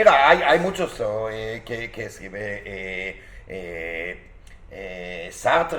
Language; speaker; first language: Spanish; non-native, fluent; Hebrew